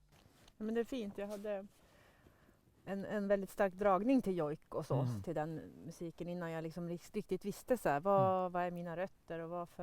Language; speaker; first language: Swedish; native; Swedish